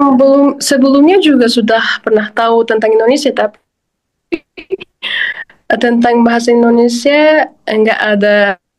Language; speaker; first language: Indonesian; non-native, fluent; Uzbek